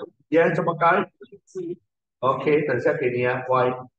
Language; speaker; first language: English; non-native, local second language; Chinese